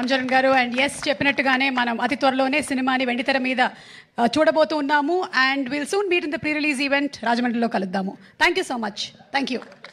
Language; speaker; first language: Telugu; native; Telugu